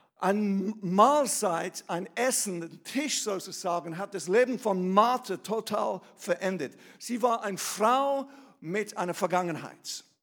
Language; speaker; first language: German; non-native, fluent; English